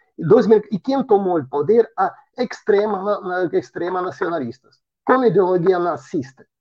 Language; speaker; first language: Portuguese; non-native, fluent; Russian